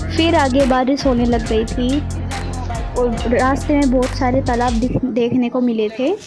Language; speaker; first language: Hindi; native; Hindi